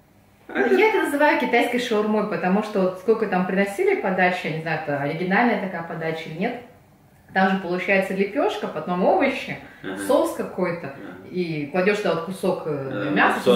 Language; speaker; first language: Russian; native; Russian